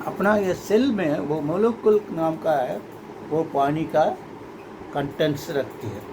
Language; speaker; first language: Hindi; non-native, local second language; Telugu